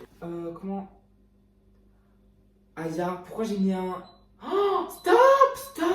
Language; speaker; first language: French; native; French